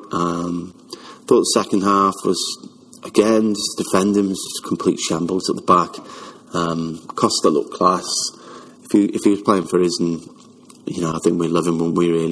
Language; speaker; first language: English; native; English